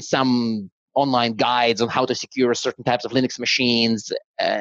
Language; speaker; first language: English; non-native, fluent; Russian